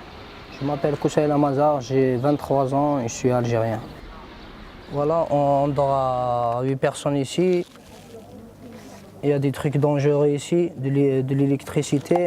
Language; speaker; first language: French; non-native, local second language; Berber languages